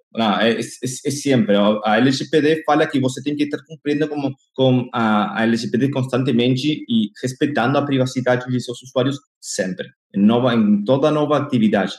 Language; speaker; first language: Portuguese; non-native, fluent; Spanish